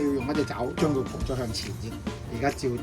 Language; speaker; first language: Chinese; native; Chinese